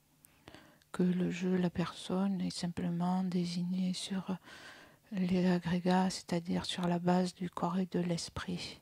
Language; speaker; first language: French; native; French